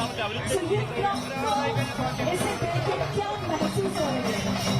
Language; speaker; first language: Hindi; non-native, local second language; Malayalam